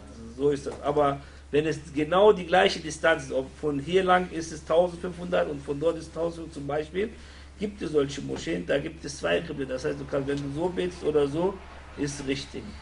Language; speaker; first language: German; non-native, fluent; Arabic